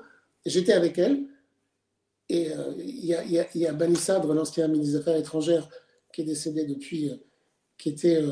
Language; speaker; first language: French; native; French